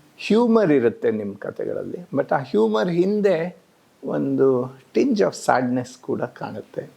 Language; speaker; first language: Kannada; native; Kannada